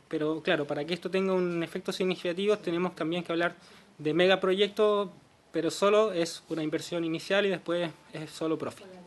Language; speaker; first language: Spanish; native; Spanish